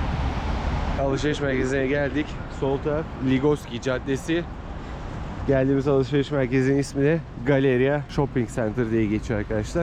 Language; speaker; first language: Turkish; native; Turkish